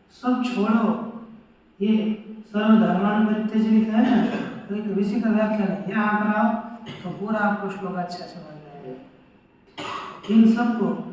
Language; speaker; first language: Hindi; non-native, local second language; Marathi